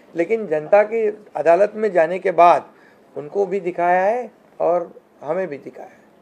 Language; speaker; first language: Hindi; non-native, local second language; Marathi